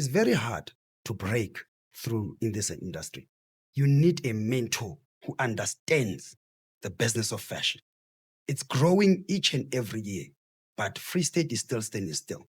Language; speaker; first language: English; non-native, local second language; Southern Sotho